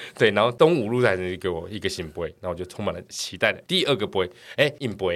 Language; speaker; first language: Chinese; native; Chinese